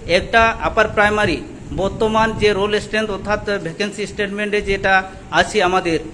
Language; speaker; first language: Bangla; non-native, local second language; Santali